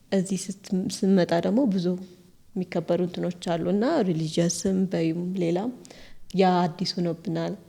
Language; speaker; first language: Amharic; early bilingual, heritage; Amharic